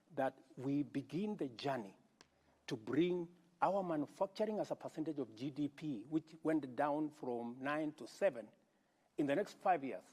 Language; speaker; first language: English; non-native, local second language; Kalenjin